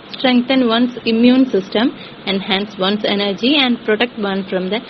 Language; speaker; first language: English; non-native, local second language; Malayalam